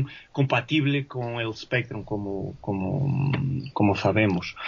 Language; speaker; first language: Spanish; non-native, fluent; Portuguese